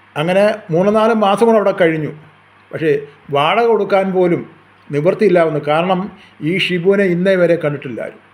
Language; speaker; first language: Malayalam; native; Malayalam